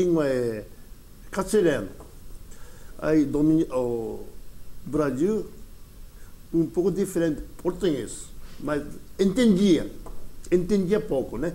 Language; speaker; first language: Portuguese; early bilingual, other home language; Japanese